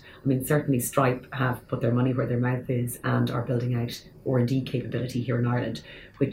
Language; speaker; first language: English; native; English